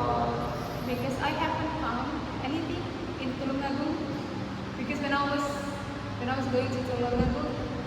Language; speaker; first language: English; non-native, learner; Indonesian